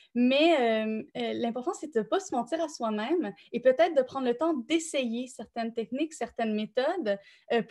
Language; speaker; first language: French; native; French